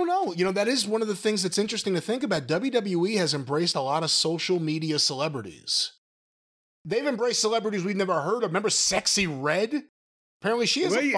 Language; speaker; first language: English; native; English